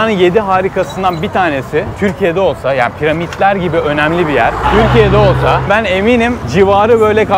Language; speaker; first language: Turkish; native; Turkish